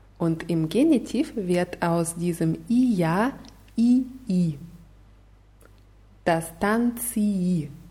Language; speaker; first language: German; non-native, fluent; Russian